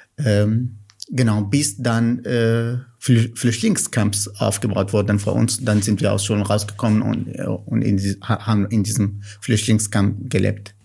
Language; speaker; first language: German; non-native, fluent; Kurdish